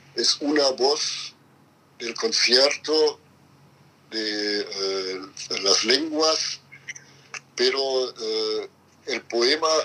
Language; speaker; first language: Spanish; non-native, fluent; German